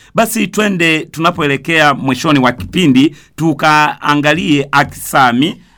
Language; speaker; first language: Swahili; non-native, local second language; Rundi